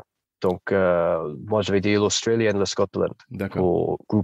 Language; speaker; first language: French; non-native, fluent; English